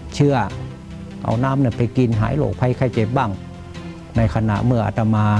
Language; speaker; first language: Thai; native; Thai